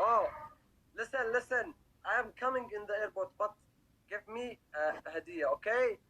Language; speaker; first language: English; non-native, learner; Arabic